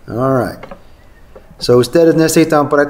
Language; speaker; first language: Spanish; non-native, learner; English